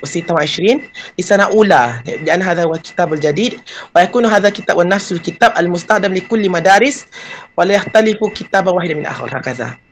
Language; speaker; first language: Arabic; non-native, fluent; Malay